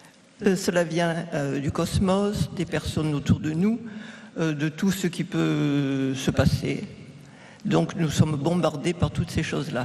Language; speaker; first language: French; native; French